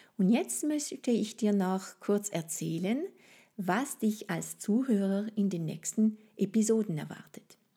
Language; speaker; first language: German; non-native, fluent; French